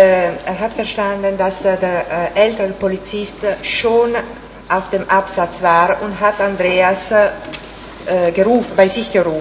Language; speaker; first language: German; non-native, fluent; Italian